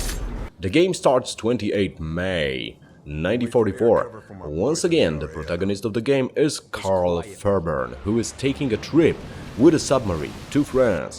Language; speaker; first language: English; non-native, fluent; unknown